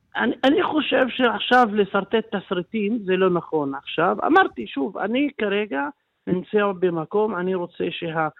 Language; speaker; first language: Hebrew; non-native, local second language; Arabic